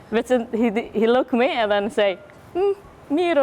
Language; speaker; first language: Albanian; non-native, learner; Filipino